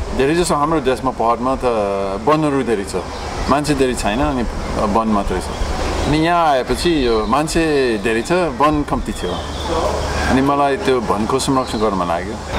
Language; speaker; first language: Nepali; non-native, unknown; English